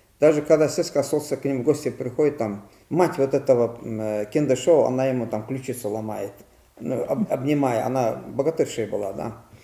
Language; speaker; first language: Russian; non-native, local second language; Ingush